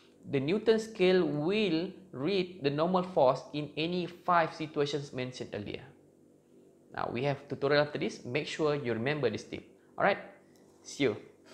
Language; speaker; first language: English; non-native, local second language; Malay